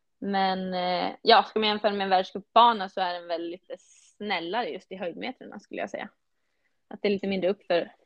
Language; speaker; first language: Swedish; native; Swedish